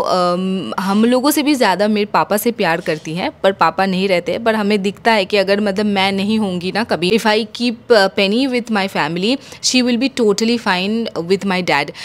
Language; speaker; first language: Hindi; non-native, local second language; Bangla